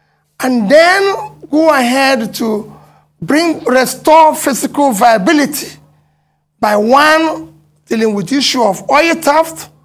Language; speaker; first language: English; non-native, local second language; Igbo